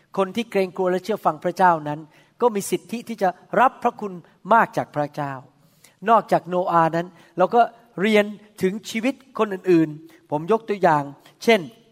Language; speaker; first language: Thai; native; Thai